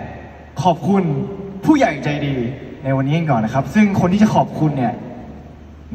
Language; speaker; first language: Thai; native; Thai